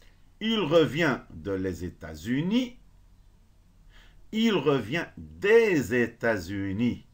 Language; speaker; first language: French; non-native, local second language; Arabic